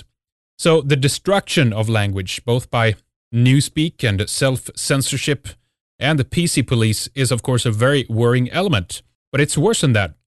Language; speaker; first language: English; non-native, fluent; Swedish